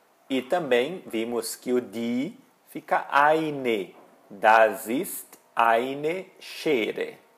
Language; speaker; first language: German; non-native, fluent; Portuguese